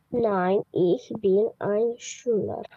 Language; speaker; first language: German; non-native, learner; Romanian